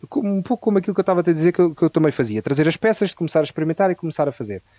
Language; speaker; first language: Portuguese; native; Portuguese